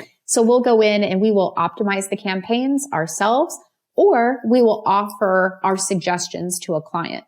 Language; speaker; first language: English; native; English